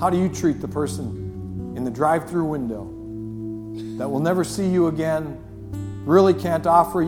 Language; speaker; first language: English; native; English